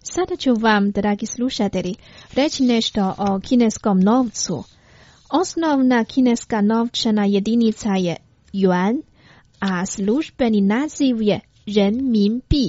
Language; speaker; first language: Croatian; non-native, fluent; Chinese